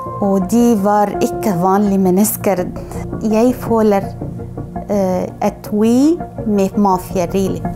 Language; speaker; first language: Norwegian; non-native, learner; Arabic